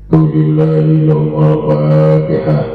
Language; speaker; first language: Arabic; non-native, fluent; Sundanese